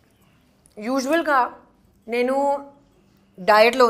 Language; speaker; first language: Telugu; non-native, learner; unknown